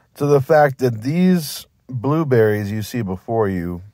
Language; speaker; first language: English; native; English